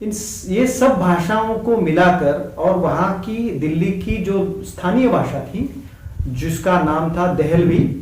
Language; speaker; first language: Hindi; non-native, local second language; Konkani